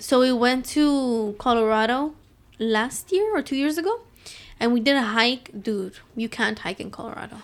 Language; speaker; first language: English; early bilingual, other home language; Spanish